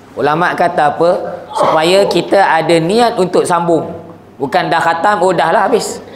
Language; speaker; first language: Malay; native; Malay